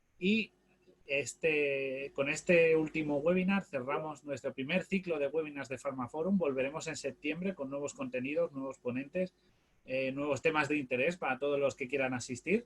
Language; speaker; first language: Spanish; native; Spanish